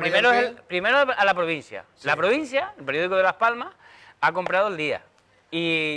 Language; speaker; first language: Spanish; native; Spanish